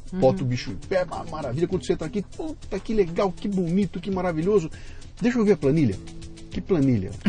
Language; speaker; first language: Portuguese; native; Portuguese